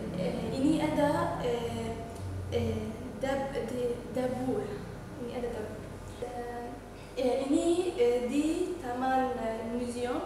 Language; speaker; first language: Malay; non-native, learner; Arabic